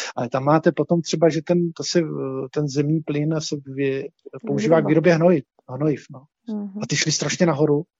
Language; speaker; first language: Czech; native; Czech